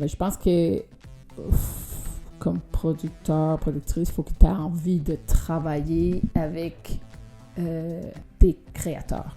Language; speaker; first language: French; non-native, fluent; Danish